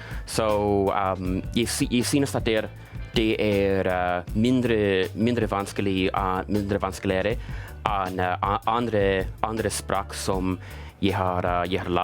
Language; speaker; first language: Norwegian; non-native, learner; English